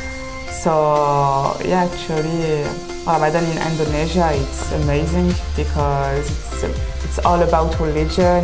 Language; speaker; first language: English; non-native, fluent; French